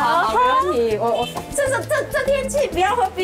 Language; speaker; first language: Chinese; native; Chinese